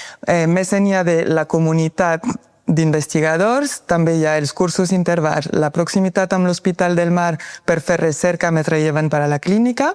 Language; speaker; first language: Catalan; non-native, fluent; French